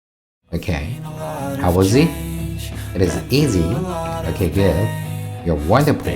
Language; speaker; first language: English; non-native, fluent; Korean